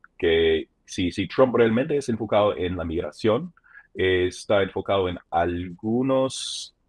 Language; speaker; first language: Spanish; non-native, fluent; English